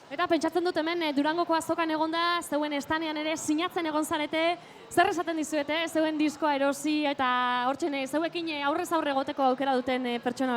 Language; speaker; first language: Basque; native; Basque